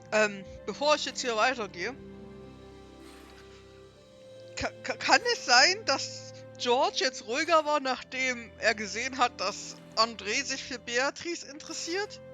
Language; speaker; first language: German; native; German